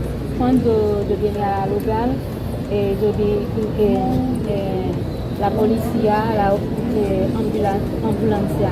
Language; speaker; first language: Spanish; non-native, learner; Haitian Creole